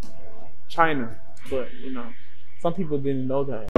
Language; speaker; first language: English; native; English